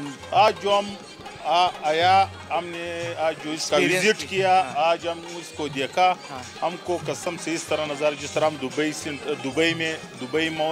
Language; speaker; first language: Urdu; non-native, local second language; Pashto